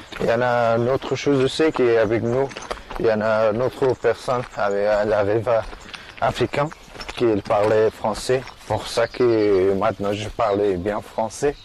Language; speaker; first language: French; non-native, learner; Persian